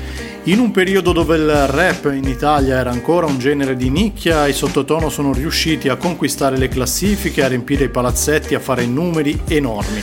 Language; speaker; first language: Italian; native; Italian